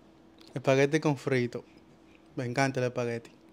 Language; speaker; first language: Spanish; early bilingual, heritage; Spanish